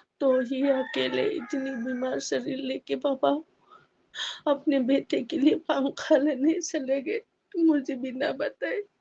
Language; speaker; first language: Hindi; non-native, local second language; Assamese